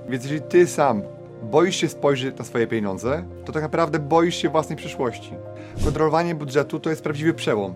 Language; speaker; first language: Polish; native; Polish